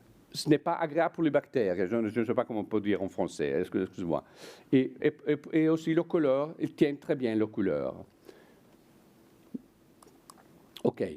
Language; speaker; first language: French; non-native, fluent; Italian